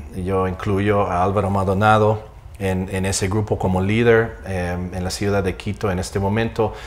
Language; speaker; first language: Spanish; non-native, fluent; English